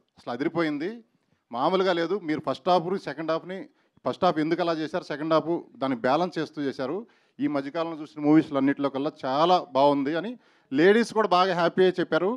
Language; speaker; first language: Telugu; native; Telugu